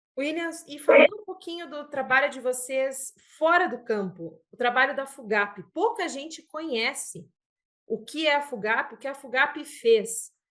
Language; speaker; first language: Portuguese; native; Portuguese